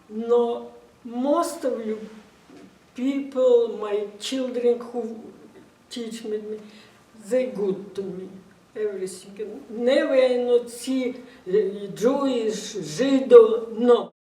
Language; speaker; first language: English; non-native, learner; Russian